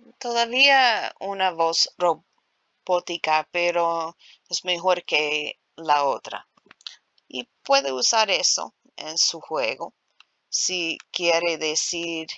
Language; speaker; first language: Spanish; non-native, learner; English